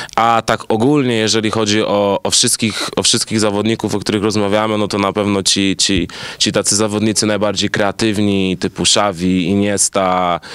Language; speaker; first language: Polish; native; Polish